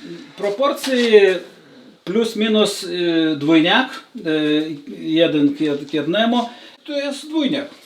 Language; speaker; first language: Polish; non-native, learner; Lithuanian